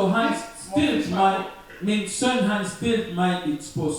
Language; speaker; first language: Danish; non-native, learner; French